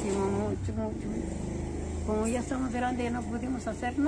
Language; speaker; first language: Spanish; native; Spanish